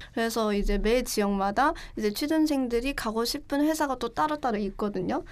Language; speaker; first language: Korean; non-native, fluent; Chinese